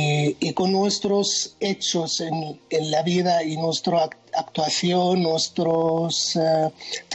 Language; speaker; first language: Spanish; non-native, fluent; Arabic